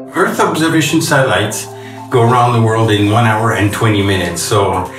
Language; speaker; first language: English; non-native, fluent; French